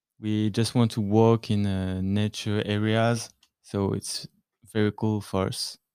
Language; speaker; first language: English; non-native, learner; French